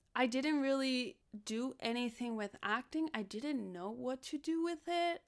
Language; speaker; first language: English; early bilingual, other home language; Spanish